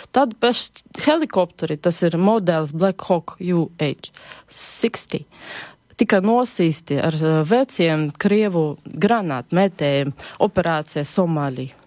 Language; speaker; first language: Latvian; non-native, local second language; Russian